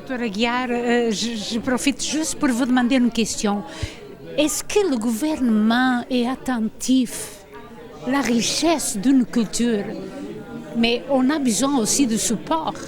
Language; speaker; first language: French; non-native, fluent; Portuguese